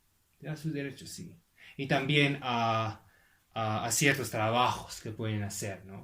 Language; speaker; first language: Spanish; non-native, fluent; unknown